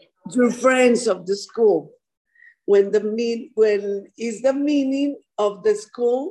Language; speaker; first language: English; non-native, learner; Spanish